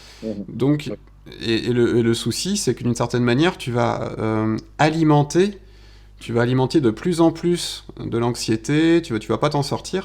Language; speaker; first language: French; native; French